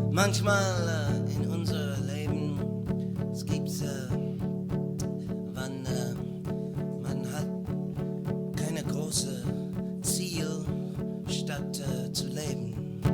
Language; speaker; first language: German; non-native, learner; English